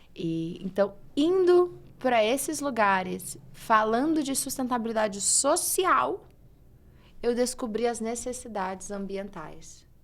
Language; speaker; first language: Portuguese; early bilingual, heritage; English